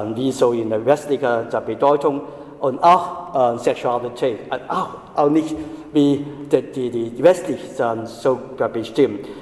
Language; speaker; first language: German; non-native, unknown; Chinese